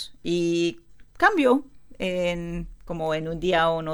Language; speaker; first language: Spanish; non-native, learner; French